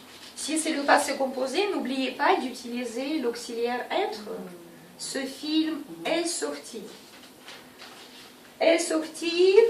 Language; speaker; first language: French; non-native, fluent; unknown